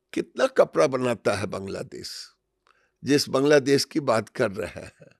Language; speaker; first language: Hindi; native; Hindi